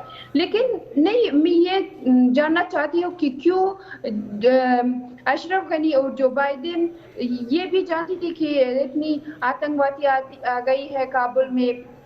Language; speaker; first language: Hindi; non-native, fluent; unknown